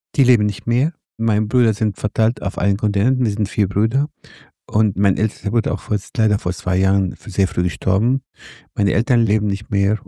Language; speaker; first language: German; non-native, fluent; Arabic